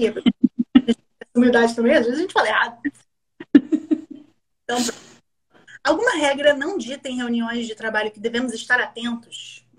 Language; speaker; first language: Portuguese; native; Portuguese